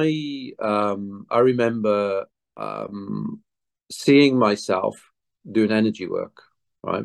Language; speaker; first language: English; native; English